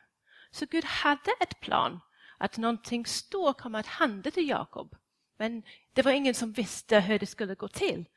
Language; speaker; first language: Swedish; non-native, fluent; English